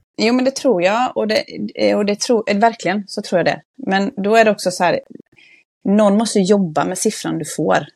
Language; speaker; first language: Swedish; native; Swedish